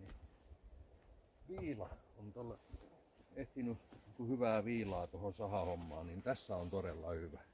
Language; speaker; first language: Finnish; native; Finnish